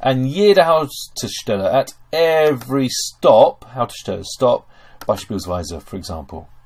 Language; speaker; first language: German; non-native, fluent; English